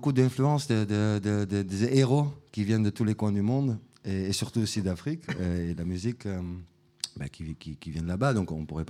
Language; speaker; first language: French; non-native, fluent; Dutch